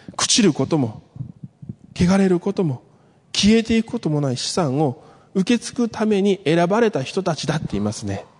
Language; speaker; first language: Japanese; early bilingual, other home language; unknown